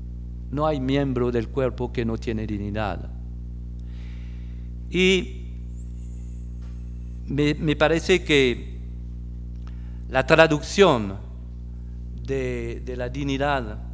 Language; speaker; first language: Spanish; non-native, fluent; French